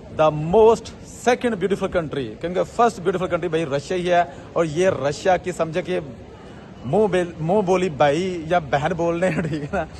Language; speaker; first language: Urdu; non-native, local second language; Punjabi